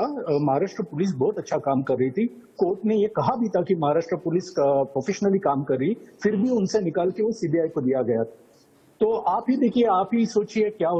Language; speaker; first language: Hindi; native; Hindi